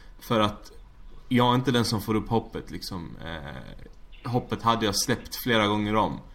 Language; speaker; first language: Swedish; early bilingual, other home language; Arabic